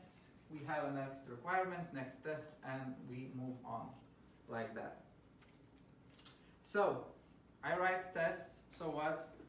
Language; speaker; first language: English; non-native, fluent; Lithuanian